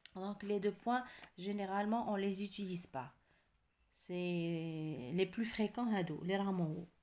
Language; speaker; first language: French; non-native, local second language; Arabic